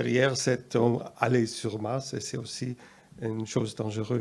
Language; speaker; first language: French; non-native, fluent; German